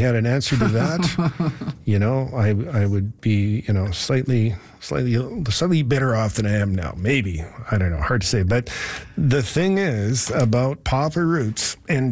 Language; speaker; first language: English; native; English